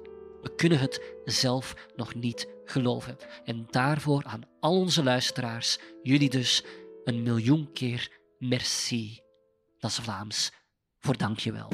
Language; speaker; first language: Dutch; native; Dutch